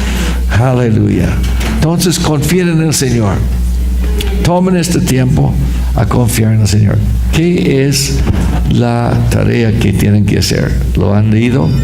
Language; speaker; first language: Spanish; non-native, fluent; English